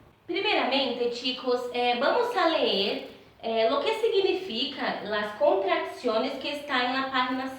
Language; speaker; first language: Spanish; non-native, fluent; Portuguese